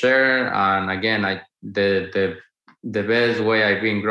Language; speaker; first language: English; non-native, fluent; Spanish